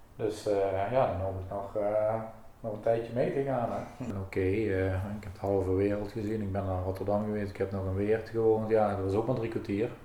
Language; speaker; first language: Dutch; native; Dutch